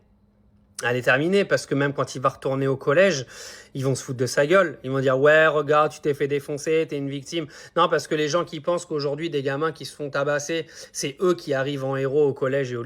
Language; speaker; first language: French; native; French